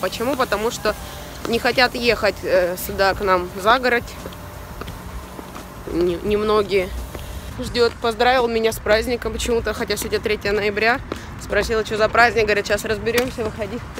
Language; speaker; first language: Russian; native; Russian